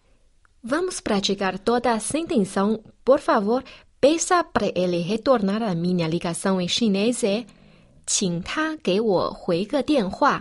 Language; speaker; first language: Portuguese; non-native, fluent; Chinese